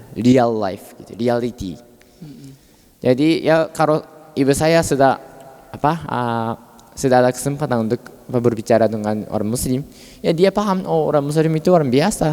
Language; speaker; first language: Indonesian; non-native, fluent; Japanese